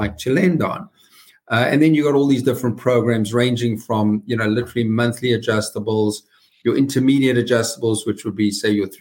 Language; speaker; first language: English; native; English